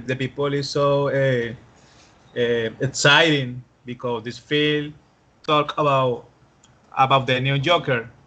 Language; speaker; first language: English; non-native, learner; Spanish